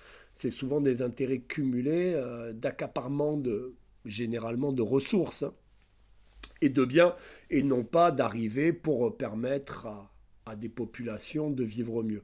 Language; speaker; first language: French; native; French